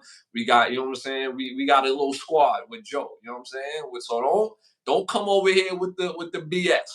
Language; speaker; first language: English; native; English